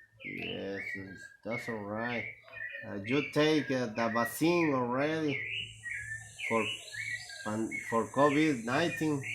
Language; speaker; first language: English; non-native, learner; Spanish